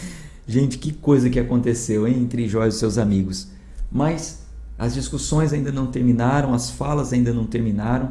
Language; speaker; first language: Portuguese; native; Portuguese